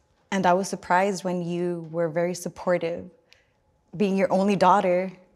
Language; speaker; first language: English; early bilingual, other home language; Spanish